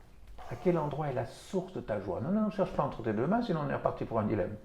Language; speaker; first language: French; native; French